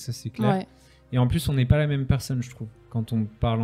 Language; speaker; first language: French; native; French